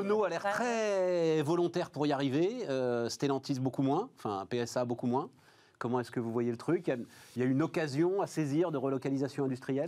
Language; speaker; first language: French; native; French